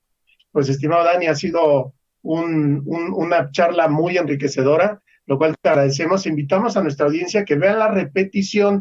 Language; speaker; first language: Spanish; native; Spanish